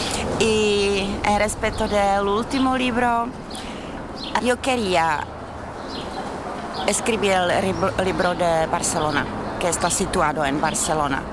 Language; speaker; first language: Spanish; non-native, fluent; Czech